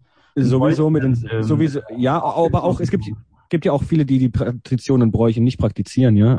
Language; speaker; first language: German; early bilingual, other home language; Hebrew